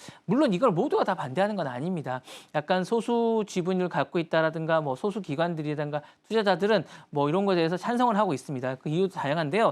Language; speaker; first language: Korean; native; Korean